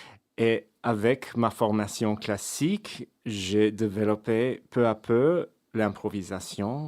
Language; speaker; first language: French; non-native, fluent; English